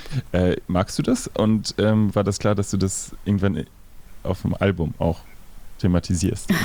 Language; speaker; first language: German; native; German